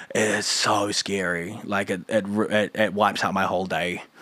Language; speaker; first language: English; native; English